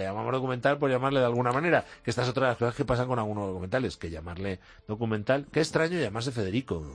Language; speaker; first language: Spanish; native; Spanish